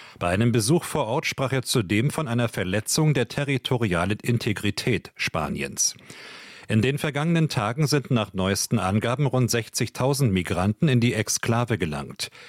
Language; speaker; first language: German; native; German